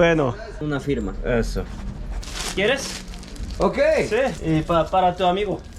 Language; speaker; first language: Spanish; non-native, learner; Korean